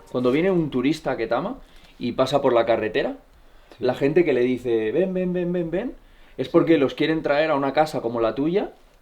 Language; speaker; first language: Spanish; native; Spanish